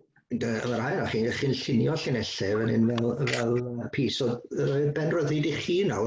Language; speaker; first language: Welsh; native; Welsh